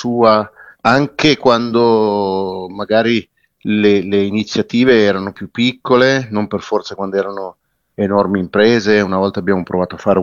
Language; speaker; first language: Italian; native; Italian